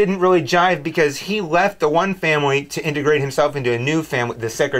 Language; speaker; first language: English; native; English